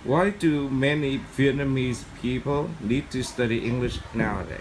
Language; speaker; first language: English; non-native, fluent; Vietnamese